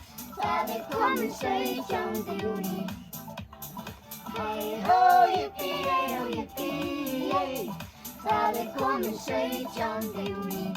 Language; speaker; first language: Icelandic; early bilingual, heritage; Icelandic